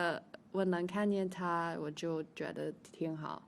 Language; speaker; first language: Chinese; early bilingual, heritage; English